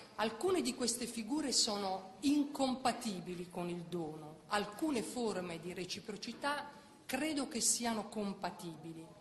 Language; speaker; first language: Italian; native; Italian